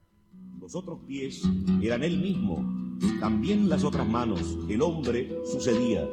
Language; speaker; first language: Spanish; native; Spanish